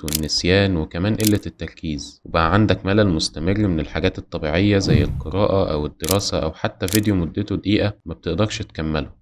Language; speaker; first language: Arabic; native; Arabic